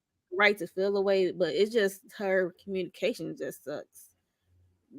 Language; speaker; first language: English; native; English